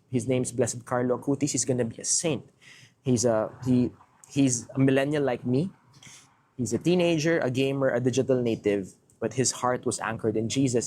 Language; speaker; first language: English; non-native, local second language; Filipino